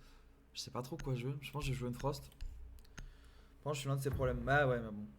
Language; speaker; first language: French; native; French